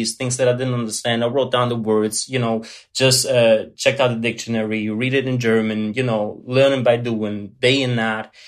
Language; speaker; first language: English; non-native, fluent; German